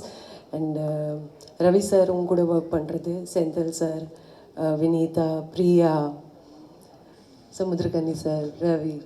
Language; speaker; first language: Tamil; non-native, fluent; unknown